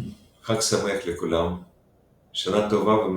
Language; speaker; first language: Hebrew; non-native, fluent; Russian